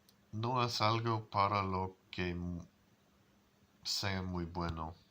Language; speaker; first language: Spanish; non-native, learner; English